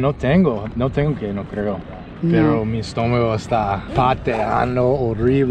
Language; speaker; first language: Spanish; non-native, fluent; English